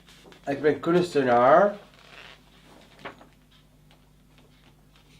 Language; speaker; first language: Dutch; non-native, learner; Arabic